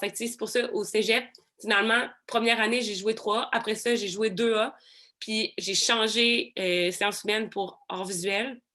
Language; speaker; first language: French; native; French